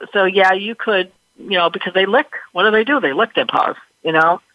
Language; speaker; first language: English; native; English